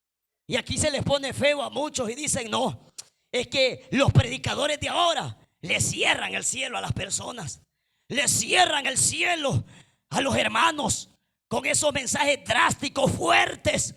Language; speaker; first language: Spanish; native; Spanish